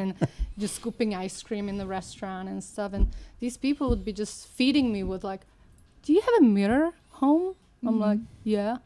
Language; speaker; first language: English; non-native, fluent; Slovak